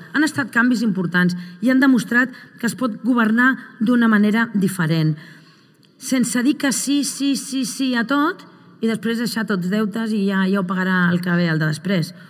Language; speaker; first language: Catalan; native; Catalan